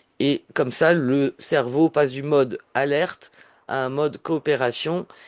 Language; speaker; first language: French; native; French